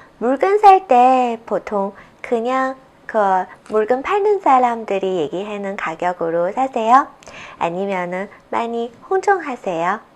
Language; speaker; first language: Korean; non-native, fluent; Chinese